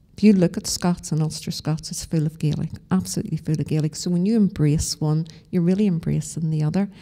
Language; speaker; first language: English; native; English